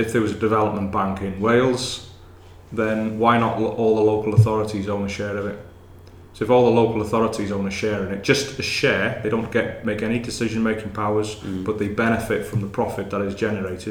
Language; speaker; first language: English; native; English